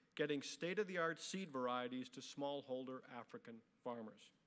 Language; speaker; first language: English; native; English